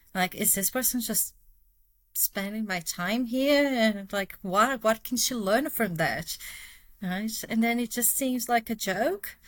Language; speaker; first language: English; non-native, fluent; Portuguese